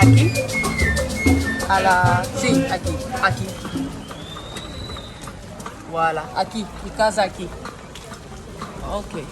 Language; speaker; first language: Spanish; non-native, learner; French